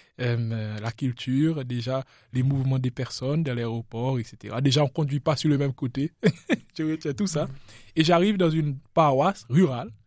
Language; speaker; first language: French; non-native, local second language; Seselwa Creole French